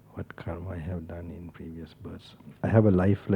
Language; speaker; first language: English; non-native, local second language; Sinhala